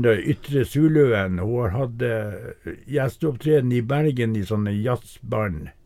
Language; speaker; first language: Norwegian; native; Norwegian